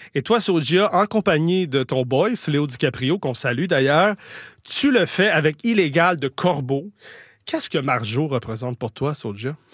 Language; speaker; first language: French; native; French